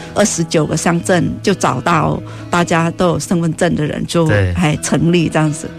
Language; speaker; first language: Chinese; non-native, fluent; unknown